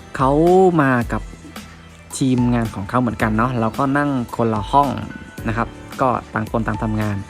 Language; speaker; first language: Thai; non-native, fluent; Khmer